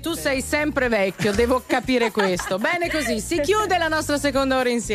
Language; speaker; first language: Italian; native; Italian